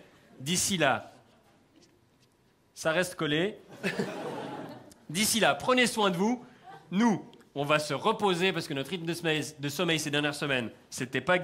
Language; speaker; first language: French; native; French